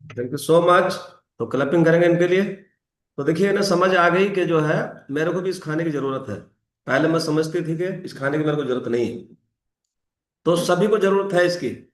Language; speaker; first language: Hindi; native; Hindi